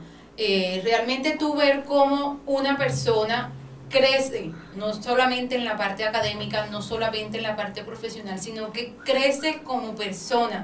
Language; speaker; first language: Spanish; native; Spanish